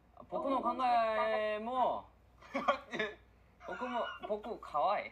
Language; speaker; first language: Japanese; non-native, learner; Korean